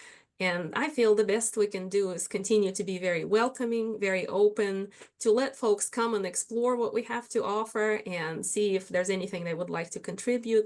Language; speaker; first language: English; non-native, fluent; Russian